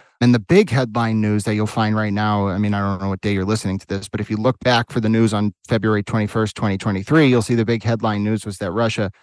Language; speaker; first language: English; native; English